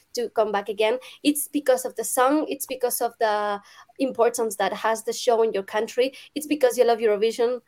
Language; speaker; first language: English; non-native, learner; Spanish